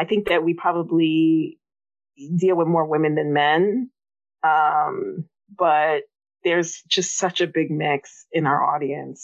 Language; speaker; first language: English; native; English